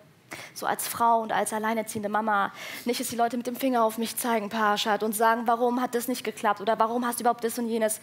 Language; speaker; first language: German; early bilingual, other home language; Persian